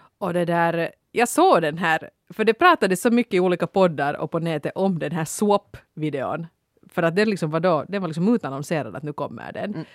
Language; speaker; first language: Swedish; native; Swedish